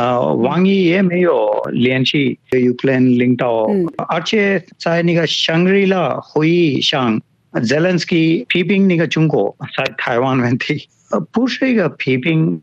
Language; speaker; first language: Chinese; non-native, fluent; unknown